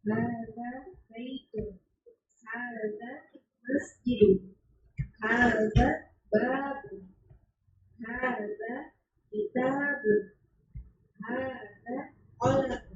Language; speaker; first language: Arabic; non-native, learner; Indonesian